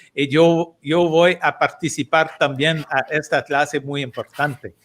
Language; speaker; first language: Spanish; non-native, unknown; English